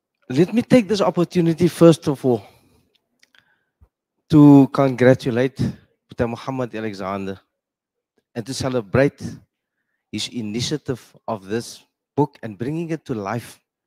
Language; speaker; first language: English; non-native, local second language; Afrikaans